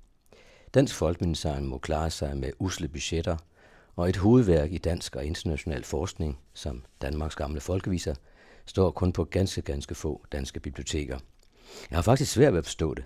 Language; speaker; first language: Danish; native; Danish